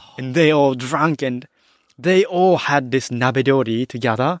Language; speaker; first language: English; non-native, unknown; Japanese